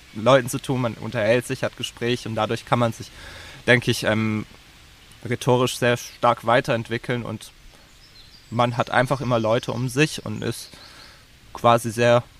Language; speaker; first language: German; native; German